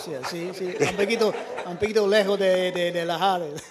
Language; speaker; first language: Spanish; non-native, learner; English